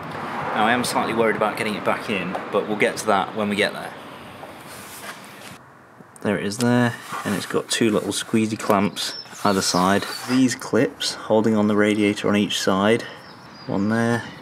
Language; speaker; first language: English; native; English